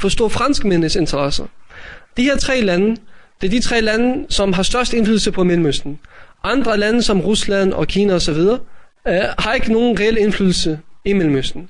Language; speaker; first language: Danish; native; Danish